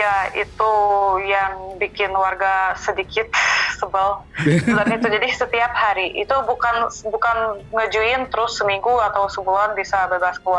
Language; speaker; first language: Indonesian; non-native, fluent; Russian